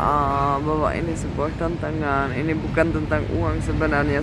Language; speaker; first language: Indonesian; non-native, fluent; Czech